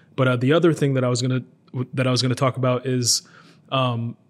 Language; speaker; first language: English; native; English